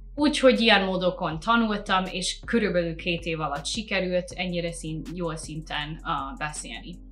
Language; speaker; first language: Hungarian; non-native, fluent; English